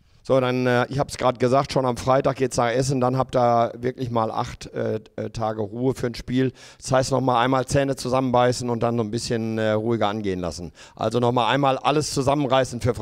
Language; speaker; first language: German; native; German